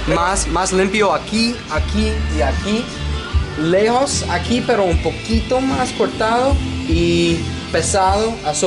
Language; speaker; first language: Spanish; non-native, learner; English